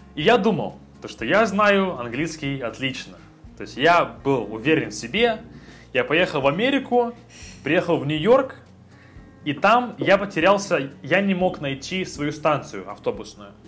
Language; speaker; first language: Russian; native; Russian